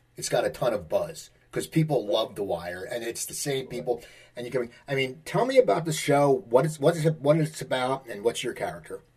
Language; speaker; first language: English; native; English